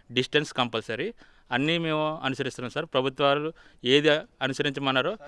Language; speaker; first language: Telugu; native; Telugu